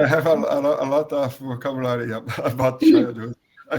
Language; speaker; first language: English; non-native, learner; Portuguese